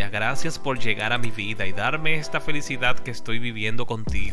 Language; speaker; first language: Spanish; native; Spanish